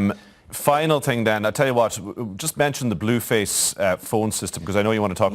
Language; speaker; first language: English; native; English